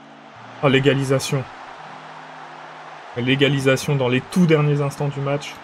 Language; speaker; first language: French; native; French